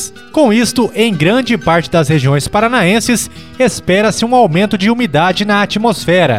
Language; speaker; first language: Portuguese; native; Portuguese